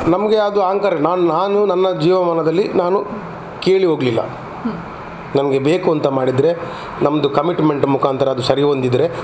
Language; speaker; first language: Kannada; non-native, local second language; Tulu